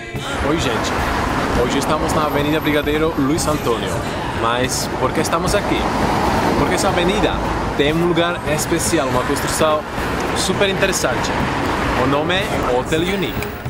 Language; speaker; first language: Portuguese; non-native, fluent; Czech